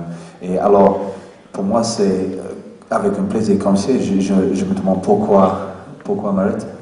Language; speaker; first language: French; non-native, fluent; English